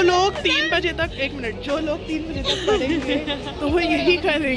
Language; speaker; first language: Hindi; native; Hindi